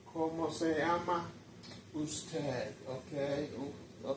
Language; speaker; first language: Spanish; non-native, learner; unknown